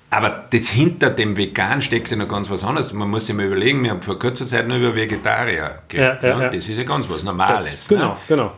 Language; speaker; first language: German; native; German